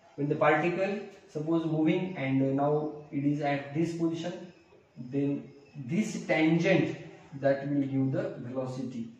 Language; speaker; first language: English; non-native, local second language; Marathi